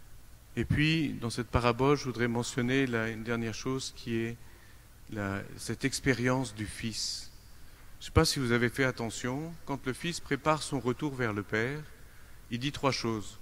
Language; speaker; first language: French; native; French